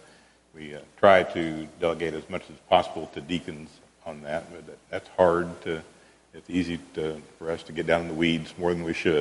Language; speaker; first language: English; native; English